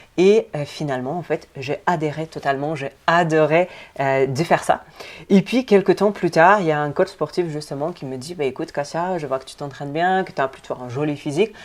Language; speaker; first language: French; non-native, fluent; Polish